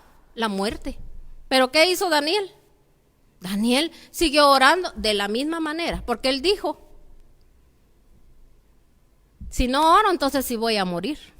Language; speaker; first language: Spanish; native; Spanish